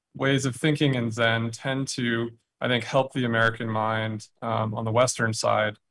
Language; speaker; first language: English; native; English